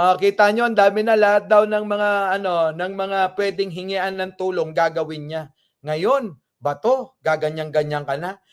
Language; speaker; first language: Filipino; non-native, local second language; Iloko